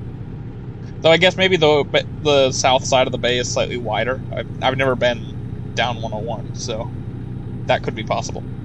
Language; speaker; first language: English; native; English